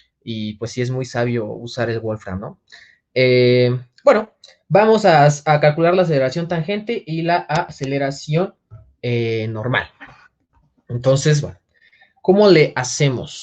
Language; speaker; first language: Spanish; native; Spanish